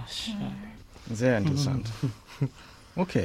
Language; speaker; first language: German; non-native, fluent; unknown